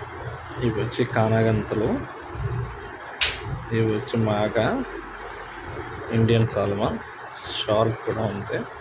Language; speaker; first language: Telugu; native; Telugu